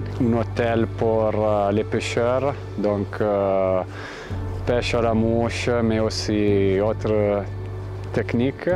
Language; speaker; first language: French; non-native, fluent; Italian